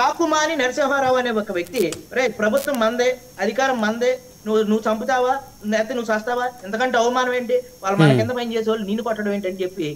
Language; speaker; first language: Telugu; native; Telugu